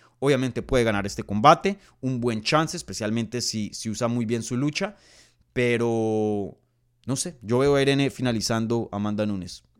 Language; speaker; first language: Spanish; native; Spanish